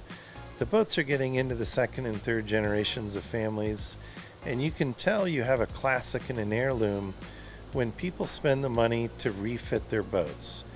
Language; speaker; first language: English; native; English